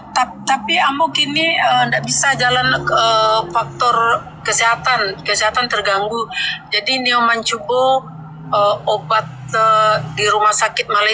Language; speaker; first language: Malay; non-native, local second language; Minangkabau